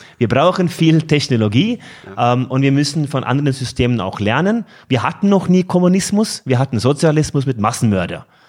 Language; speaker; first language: German; non-native, fluent; Norwegian